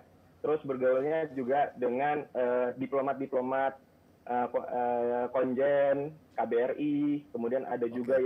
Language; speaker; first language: Indonesian; native; Indonesian